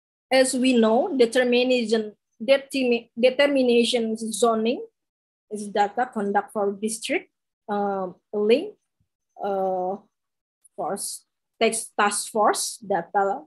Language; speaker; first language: English; non-native, learner; Indonesian